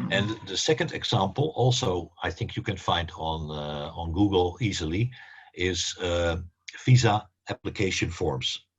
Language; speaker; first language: English; non-native, fluent; Dutch